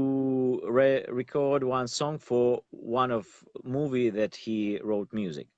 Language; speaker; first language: English; non-native, learner; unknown